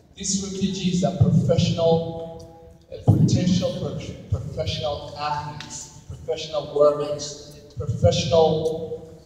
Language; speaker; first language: English; non-native, fluent; Somali